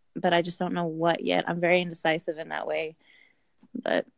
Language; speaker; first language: English; native; English